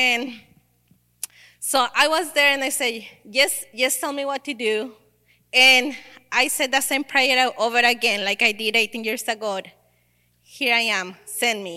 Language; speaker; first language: English; non-native, learner; Spanish